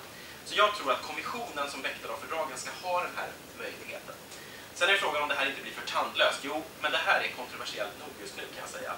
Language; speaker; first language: Swedish; native; Swedish